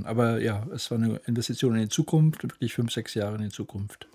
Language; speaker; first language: German; native; German